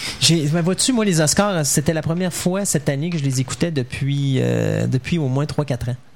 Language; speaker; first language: French; native; French